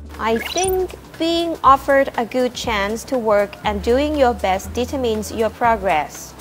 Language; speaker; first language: English; non-native, fluent; Thai